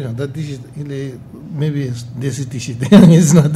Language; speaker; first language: Russian; non-native, learner; Tibetan